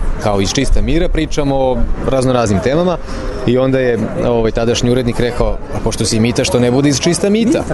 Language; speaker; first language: Serbian; native; Serbian